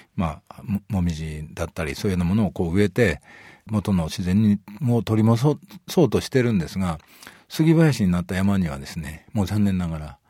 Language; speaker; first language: Japanese; native; Japanese